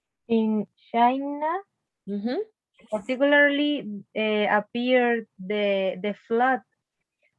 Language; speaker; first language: English; non-native, learner; Spanish